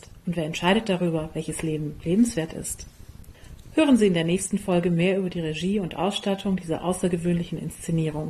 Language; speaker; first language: German; native; German